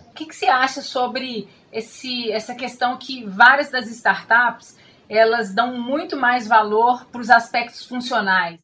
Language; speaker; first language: Portuguese; native; Portuguese